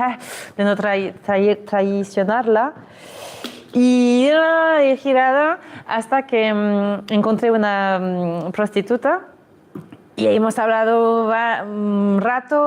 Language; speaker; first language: Spanish; non-native, fluent; French